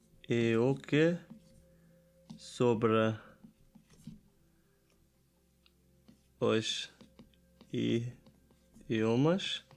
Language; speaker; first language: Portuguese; non-native, learner; German